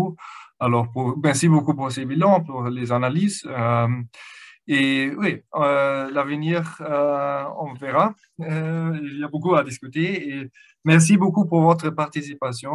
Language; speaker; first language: French; non-native, fluent; German